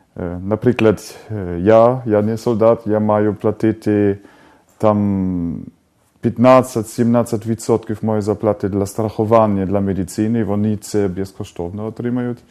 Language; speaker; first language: Ukrainian; non-native, fluent; German